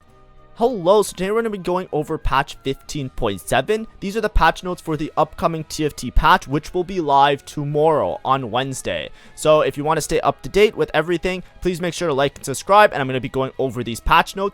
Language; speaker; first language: English; native; English